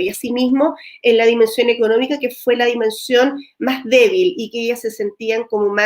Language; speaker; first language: Spanish; native; Spanish